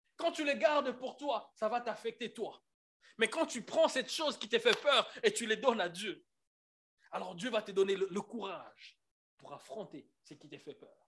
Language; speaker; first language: French; non-native, local second language; Lingala